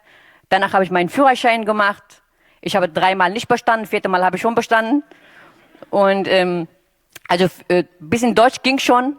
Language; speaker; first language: German; non-native, fluent; Turkish